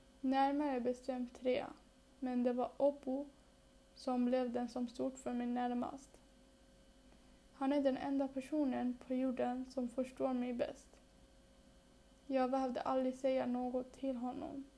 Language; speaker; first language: Swedish; early bilingual, other home language; Bangla